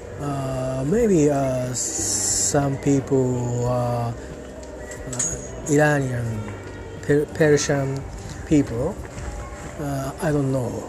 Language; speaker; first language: English; non-native, learner; Japanese